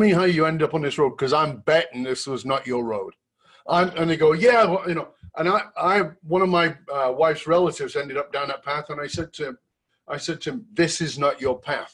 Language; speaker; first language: English; native; English